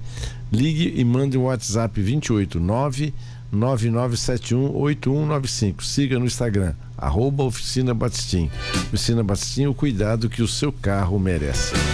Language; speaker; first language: Portuguese; native; Portuguese